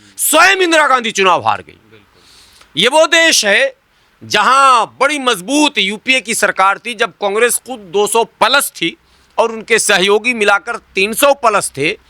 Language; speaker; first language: Hindi; native; Hindi